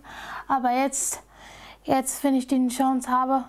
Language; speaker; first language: German; non-native, fluent; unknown